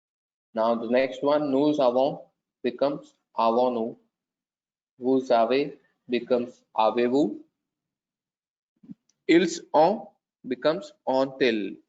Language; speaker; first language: French; non-native, learner; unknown